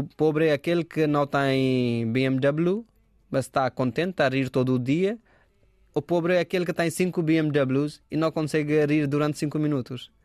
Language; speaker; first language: Portuguese; non-native, fluent; Hindi